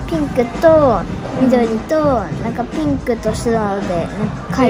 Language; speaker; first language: Japanese; early bilingual, heritage; Japanese